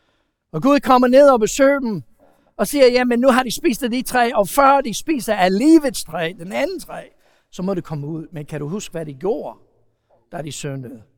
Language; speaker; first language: Danish; non-native, fluent; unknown